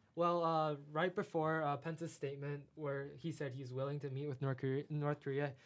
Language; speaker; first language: English; non-native, fluent; Chinese